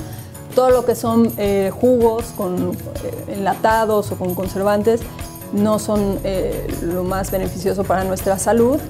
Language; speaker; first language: Spanish; native; Spanish